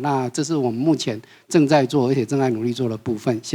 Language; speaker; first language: Chinese; native; Chinese